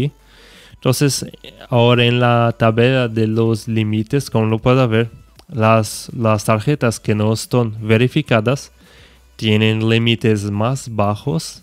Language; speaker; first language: Spanish; non-native, fluent; Portuguese